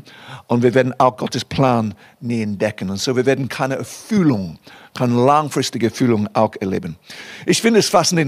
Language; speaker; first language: German; non-native, fluent; English